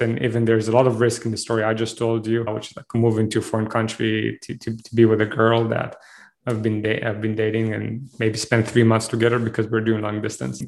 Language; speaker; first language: English; non-native, fluent; Hebrew